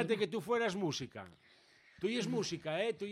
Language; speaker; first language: Spanish; native; Spanish